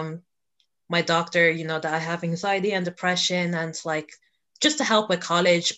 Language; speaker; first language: English; native; English